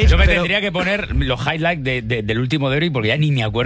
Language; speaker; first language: Spanish; native; Spanish